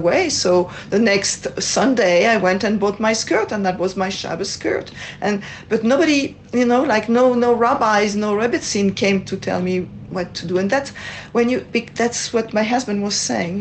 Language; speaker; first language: English; non-native, fluent; French